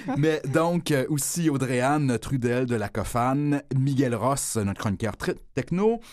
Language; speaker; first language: French; native; French